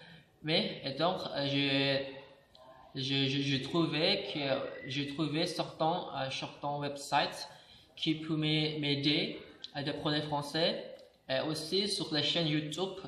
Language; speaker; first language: French; non-native, learner; Indonesian